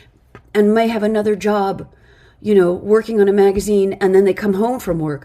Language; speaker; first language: English; native; English